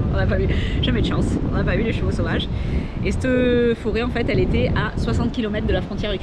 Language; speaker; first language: French; native; French